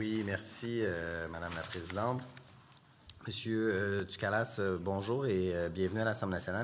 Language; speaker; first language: French; native; French